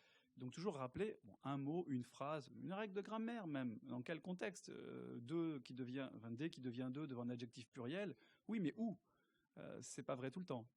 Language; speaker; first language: French; native; French